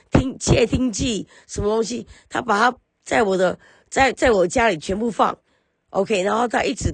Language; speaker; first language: Chinese; early bilingual, heritage; Chinese